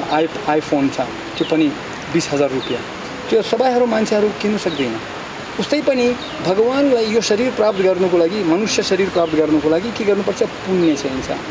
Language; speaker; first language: Nepali; non-native, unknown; Russian